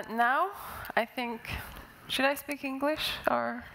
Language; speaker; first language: English; non-native, fluent; Norwegian